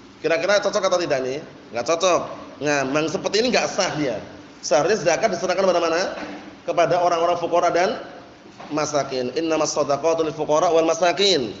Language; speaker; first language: Indonesian; native; Indonesian